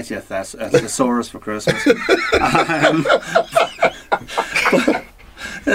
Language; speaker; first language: English; native; English